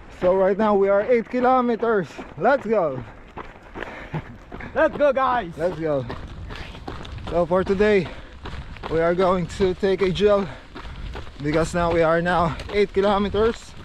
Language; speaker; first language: English; non-native, local second language; Filipino